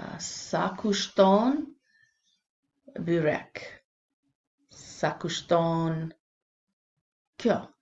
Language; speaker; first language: Albanian; non-native, learner; English